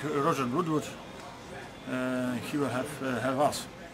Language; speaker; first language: English; non-native, learner; Polish